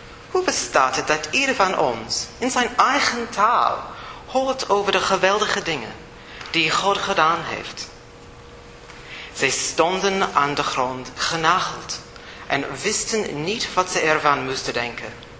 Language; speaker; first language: Dutch; non-native, fluent; English